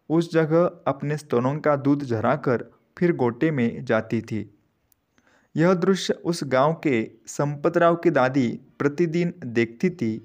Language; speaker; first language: Hindi; non-native, local second language; Marathi